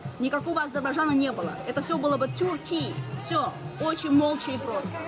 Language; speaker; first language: Russian; native; Russian